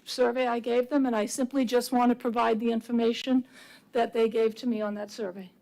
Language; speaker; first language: English; native; English